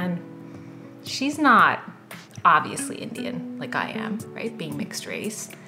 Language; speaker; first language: English; early bilingual, other home language; Punjabi